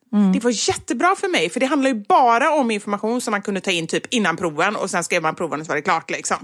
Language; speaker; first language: Swedish; native; Swedish